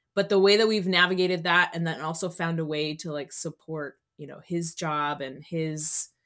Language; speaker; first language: English; native; English